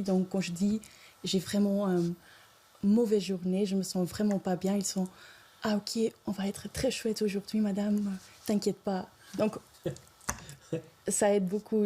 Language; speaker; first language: French; non-native, local second language; Dutch